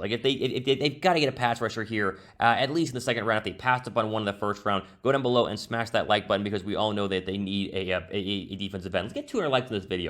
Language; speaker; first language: English; native; English